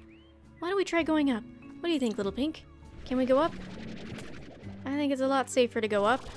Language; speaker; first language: English; native; English